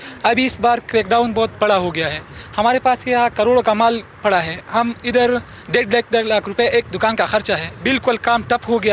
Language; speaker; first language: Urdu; non-native, fluent; Pashto